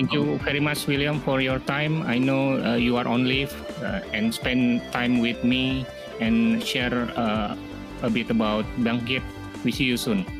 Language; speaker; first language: English; non-native, fluent; Indonesian